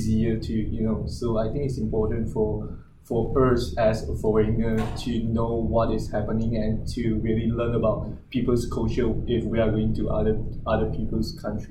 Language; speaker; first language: English; non-native, local second language; Chinese